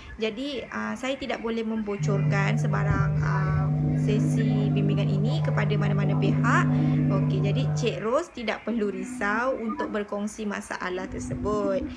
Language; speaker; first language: Malay; native; Malay